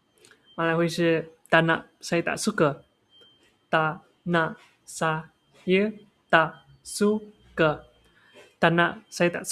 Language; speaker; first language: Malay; non-native, local second language; Chinese